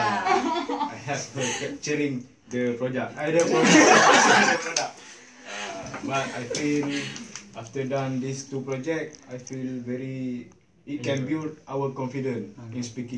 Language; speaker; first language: English; non-native, learner; Malay